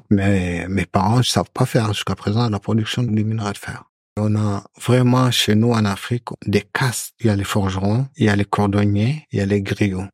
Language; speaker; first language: French; non-native, local second language; Soninke